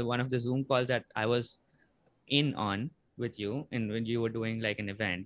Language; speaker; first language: English; non-native, local second language; Bangla